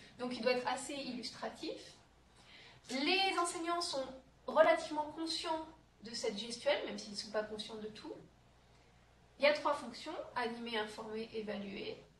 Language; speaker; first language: French; native; French